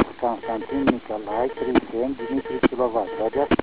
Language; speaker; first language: Russian; non-native, local second language; Romanian